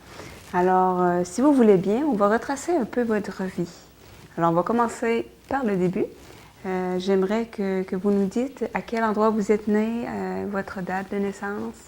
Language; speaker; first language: French; native; French